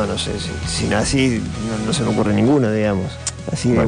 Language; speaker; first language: Spanish; native; Spanish